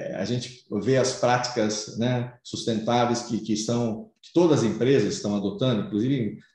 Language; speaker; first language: Portuguese; native; Portuguese